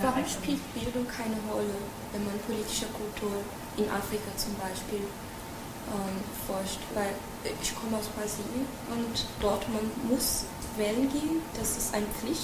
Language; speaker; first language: German; non-native, learner; Portuguese